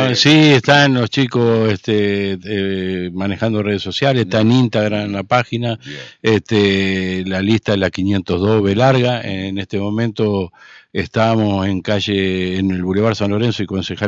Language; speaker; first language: Spanish; native; Spanish